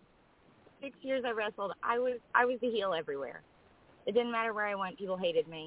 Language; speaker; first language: English; native; English